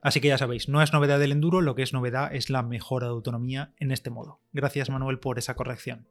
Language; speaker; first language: Spanish; native; Spanish